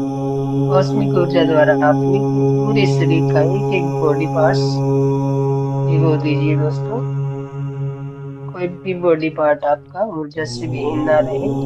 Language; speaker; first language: Hindi; native; Hindi